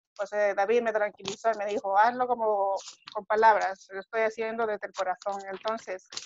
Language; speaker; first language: Spanish; native; Spanish